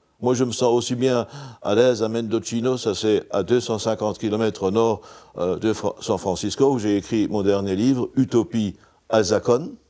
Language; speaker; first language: French; non-native, local second language; Swiss German